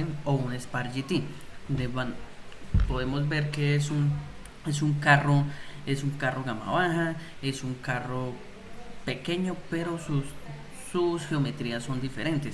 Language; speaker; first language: Spanish; native; Spanish